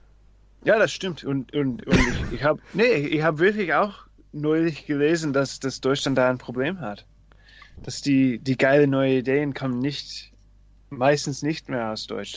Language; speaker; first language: German; non-native, fluent; English